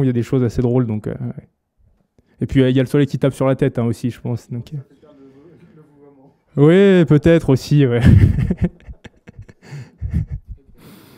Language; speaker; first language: French; native; French